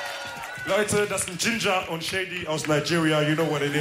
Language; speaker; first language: German; early bilingual, other home language; Wolof